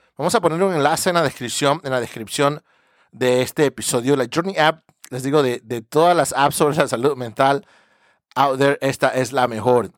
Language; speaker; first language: Spanish; early bilingual, heritage; Spanish